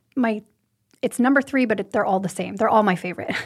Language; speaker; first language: English; native; English